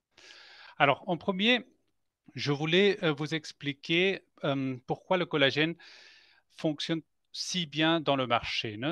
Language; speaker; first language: French; non-native, fluent; Spanish